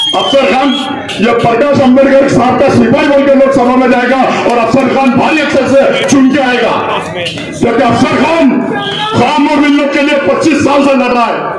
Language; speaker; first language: Hindi; non-native, local second language; Urdu